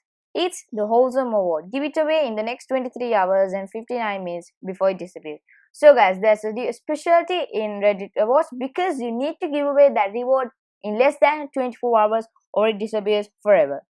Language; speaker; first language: English; non-native, fluent; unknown